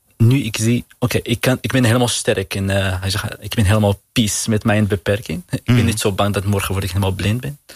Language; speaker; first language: Dutch; non-native, learner; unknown